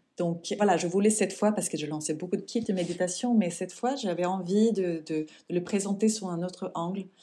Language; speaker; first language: French; non-native, fluent; Swedish